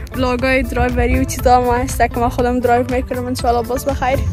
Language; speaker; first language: Persian; early bilingual, heritage; Persian